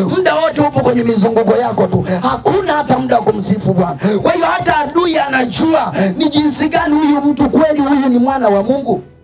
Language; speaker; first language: Swahili; native; Swahili